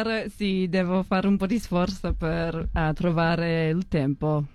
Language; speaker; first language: Italian; non-native, learner; English